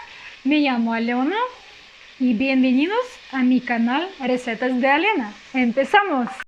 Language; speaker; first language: Spanish; non-native, fluent; Russian